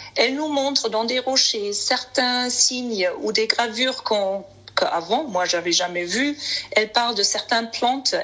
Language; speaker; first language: French; non-native, fluent; German